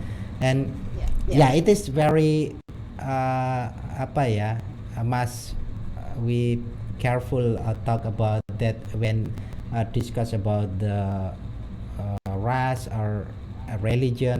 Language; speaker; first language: English; non-native, learner; Indonesian